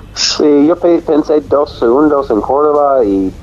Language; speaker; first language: Spanish; non-native, fluent; English